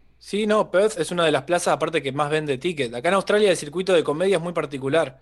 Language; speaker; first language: Spanish; native; Spanish